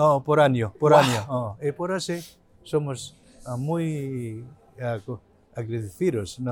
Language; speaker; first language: Spanish; non-native, learner; Cebuano